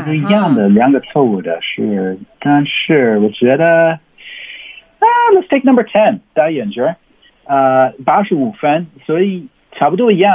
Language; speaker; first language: Chinese; non-native, learner; English